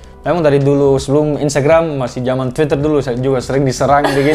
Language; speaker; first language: Indonesian; non-native, fluent; Dutch